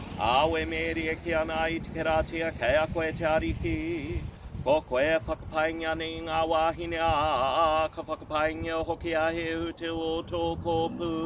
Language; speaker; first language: Māori; non-native, local second language; English